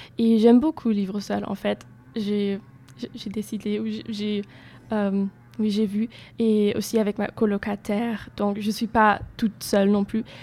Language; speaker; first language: French; non-native, fluent; German